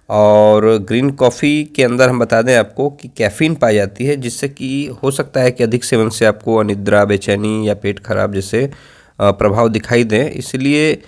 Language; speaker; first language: Hindi; native; Hindi